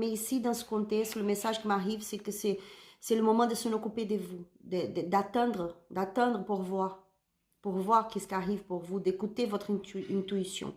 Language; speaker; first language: French; non-native, learner; Spanish